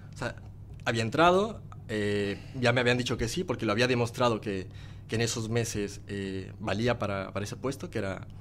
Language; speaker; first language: Spanish; native; Spanish